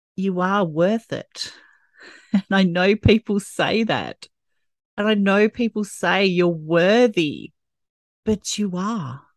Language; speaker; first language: English; native; English